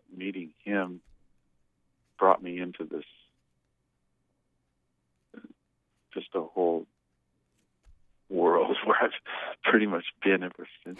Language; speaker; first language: English; native; English